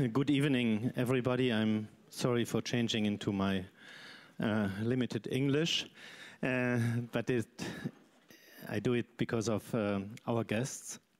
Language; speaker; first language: English; non-native, learner; German